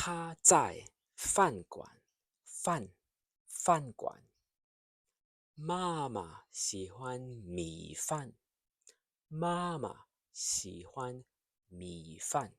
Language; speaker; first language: Chinese; non-native, fluent; English